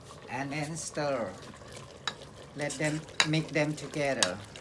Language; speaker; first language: English; non-native, learner; Thai